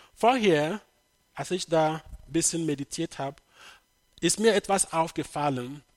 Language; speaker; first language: German; non-native, fluent; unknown